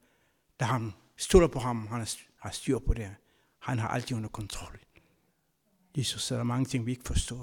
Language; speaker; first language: Danish; non-native, fluent; Kabuverdianu